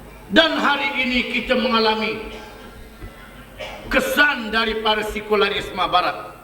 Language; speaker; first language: Malay; native; Malay